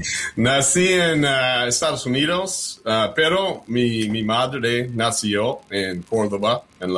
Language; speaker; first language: Spanish; early bilingual, heritage; English